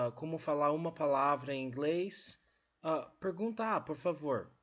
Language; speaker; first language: Portuguese; non-native, learner; English